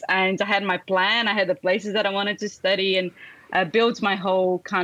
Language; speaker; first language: English; non-native, fluent; Portuguese